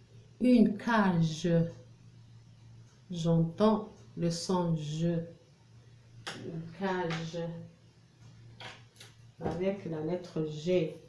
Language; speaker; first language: French; non-native, local second language; Arabic